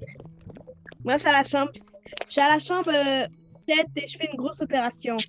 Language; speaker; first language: French; native; French